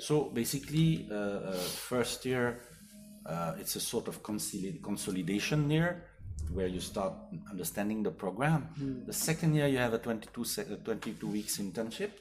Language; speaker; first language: English; non-native, fluent; French